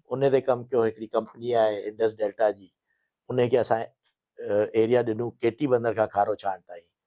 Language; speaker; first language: Sindhi; native; Sindhi